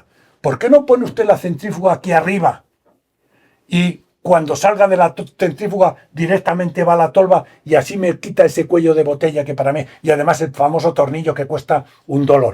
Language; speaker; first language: Spanish; native; Spanish